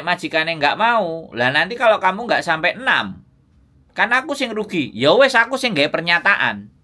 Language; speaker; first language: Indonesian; non-native, local second language; Javanese